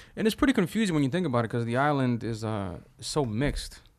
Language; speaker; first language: English; early bilingual, other home language; Spanish